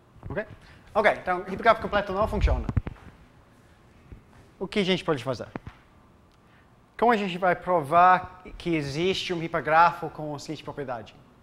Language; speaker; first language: Portuguese; non-native, fluent; English